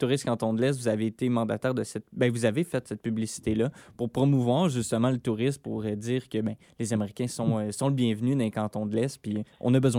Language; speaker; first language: French; native; French